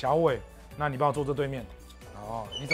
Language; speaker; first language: Chinese; native; Chinese